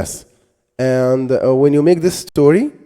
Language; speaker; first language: English; non-native, fluent; Arabic